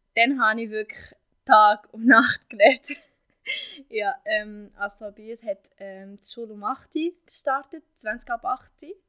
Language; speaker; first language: German; non-native, fluent; Arabic